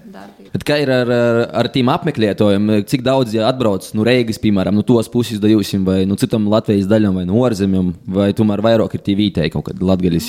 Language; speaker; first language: Latvian; native; Latvian